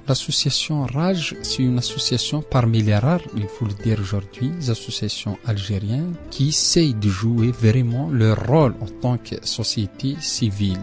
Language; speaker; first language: French; non-native, local second language; Arabic